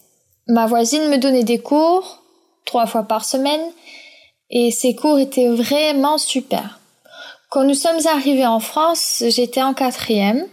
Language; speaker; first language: French; non-native, fluent; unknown